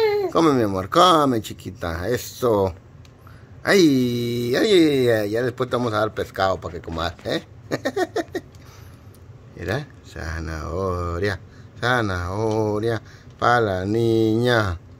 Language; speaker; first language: Spanish; native; Spanish